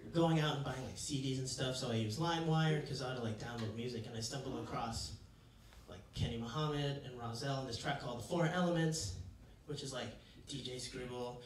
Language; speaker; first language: English; native; English